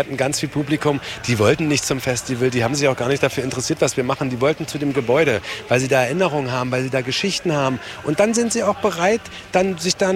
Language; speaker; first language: German; native; German